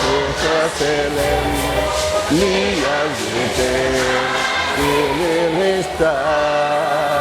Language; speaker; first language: Portuguese; non-native, learner; Lingala